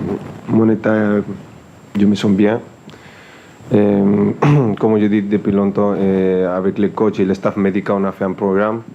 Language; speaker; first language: French; non-native, fluent; Spanish